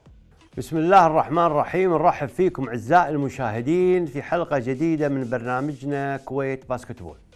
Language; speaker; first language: Arabic; native; Arabic